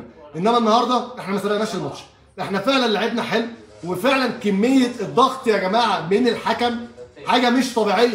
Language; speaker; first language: Arabic; native; Arabic